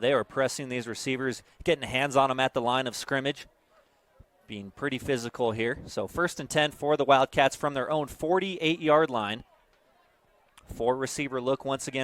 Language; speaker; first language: English; native; English